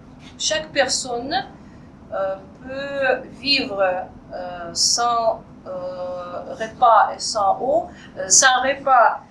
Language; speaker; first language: French; non-native, fluent; Russian